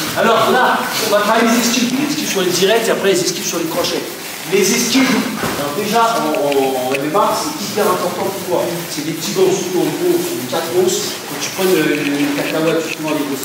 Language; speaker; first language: French; native; French